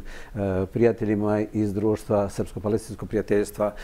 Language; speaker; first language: Serbian; native; Serbian